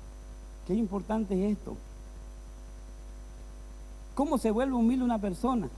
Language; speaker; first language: Spanish; native; Spanish